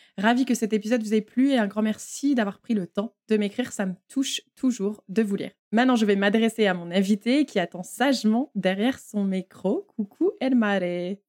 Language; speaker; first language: French; native; French